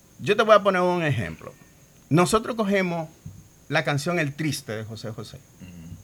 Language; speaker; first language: Spanish; native; Spanish